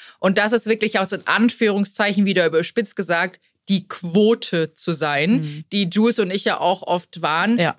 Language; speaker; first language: German; native; German